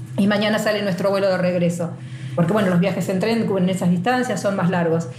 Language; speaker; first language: Spanish; native; Spanish